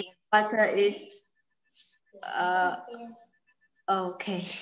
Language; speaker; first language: English; non-native, learner; Vietnamese